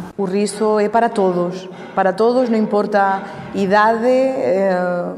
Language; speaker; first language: Portuguese; non-native, fluent; Spanish